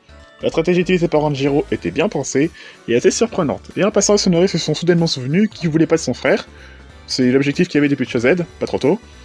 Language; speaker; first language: French; native; French